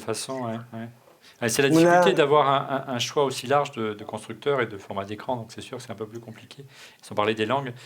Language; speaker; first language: French; native; French